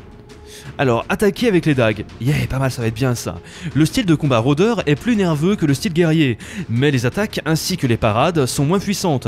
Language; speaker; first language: French; native; French